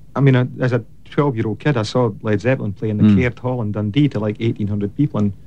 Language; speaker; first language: English; native; English